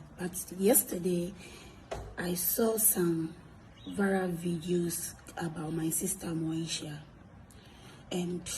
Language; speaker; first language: English; non-native, local second language; Akan